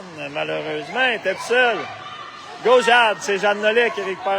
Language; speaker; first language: French; native; French